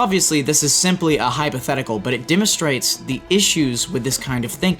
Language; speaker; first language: English; native; English